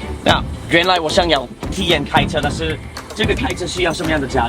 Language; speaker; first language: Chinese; non-native, fluent; English